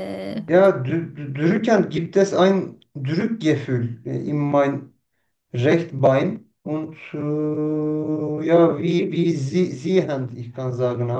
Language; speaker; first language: German; non-native, learner; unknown